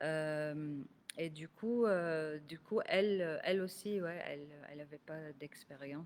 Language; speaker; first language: French; non-native, local second language; Arabic